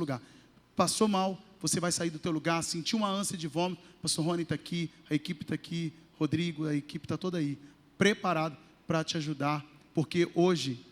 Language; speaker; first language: Portuguese; native; Portuguese